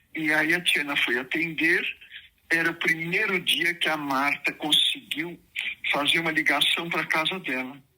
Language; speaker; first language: Portuguese; native; Portuguese